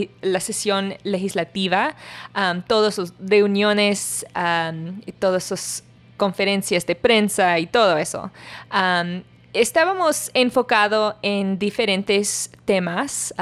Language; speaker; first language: Spanish; non-native, learner; English